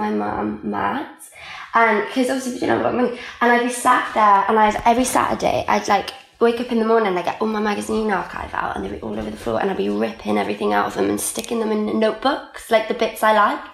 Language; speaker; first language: English; non-native, local second language; Welsh